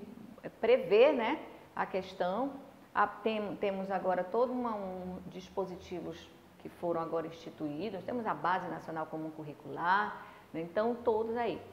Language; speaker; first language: Portuguese; native; Portuguese